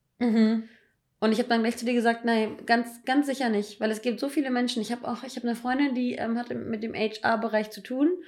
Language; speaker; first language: German; native; German